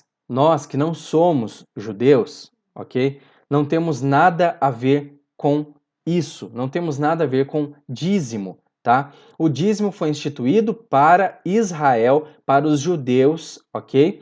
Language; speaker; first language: Portuguese; native; Portuguese